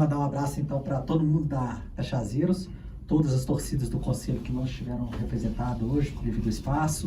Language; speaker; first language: Portuguese; native; Portuguese